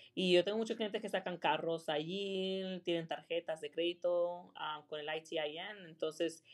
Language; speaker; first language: Spanish; early bilingual, heritage; Spanish